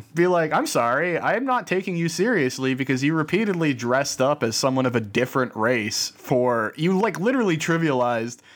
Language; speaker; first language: English; native; English